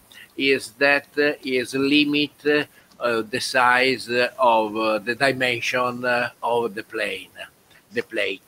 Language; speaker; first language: English; non-native, learner; Italian